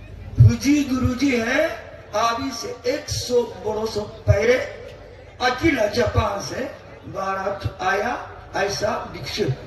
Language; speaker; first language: Hindi; non-native, learner; Japanese